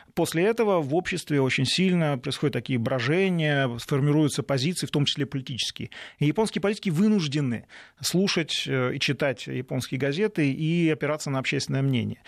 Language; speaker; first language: Russian; native; Russian